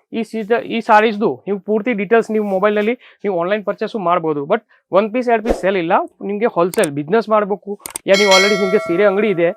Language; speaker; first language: Kannada; non-native, fluent; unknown